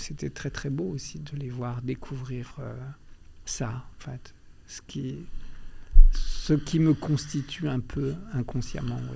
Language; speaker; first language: French; early bilingual, other home language; Albanian